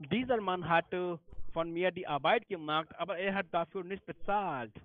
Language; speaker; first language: German; non-native, learner; Hindi